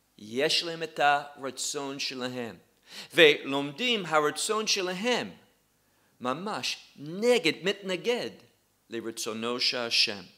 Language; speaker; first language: Hebrew; non-native, fluent; English